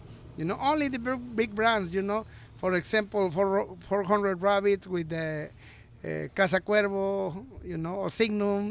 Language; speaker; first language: English; non-native, learner; Spanish